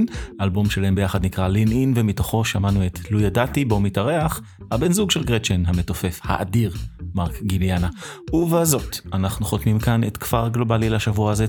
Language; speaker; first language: Hebrew; native; Hebrew